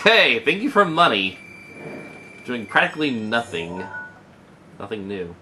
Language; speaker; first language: English; native; English